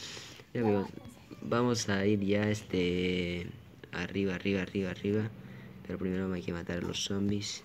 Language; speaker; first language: Spanish; native; Spanish